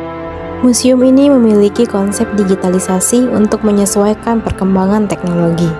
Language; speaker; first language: Indonesian; native; Indonesian